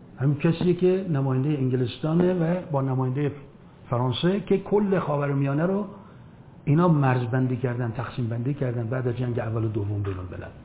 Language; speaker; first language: Persian; native; Persian